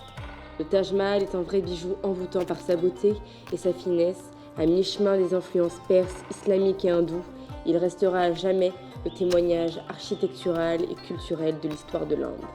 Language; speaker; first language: French; native; French